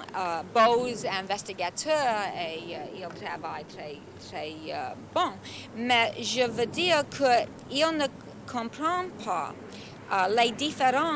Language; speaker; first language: French; non-native, learner; English